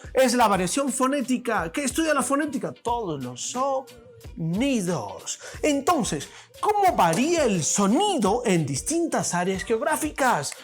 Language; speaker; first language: Spanish; native; Spanish